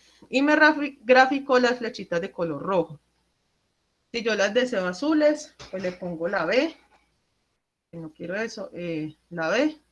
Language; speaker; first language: Spanish; native; Spanish